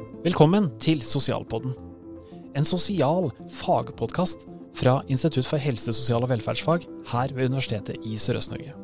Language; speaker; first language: Norwegian; native; Norwegian